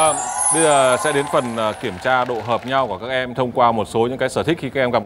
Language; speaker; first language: Vietnamese; native; Vietnamese